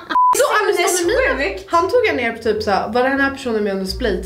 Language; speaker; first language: Swedish; native; Swedish